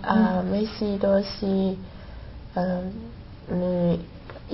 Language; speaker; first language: Japanese; non-native, learner; Chinese